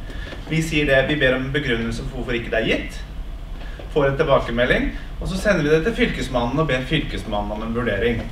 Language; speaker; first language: Norwegian; native; Norwegian